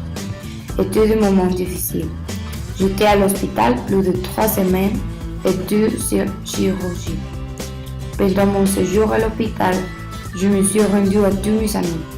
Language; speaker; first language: French; non-native, learner; Spanish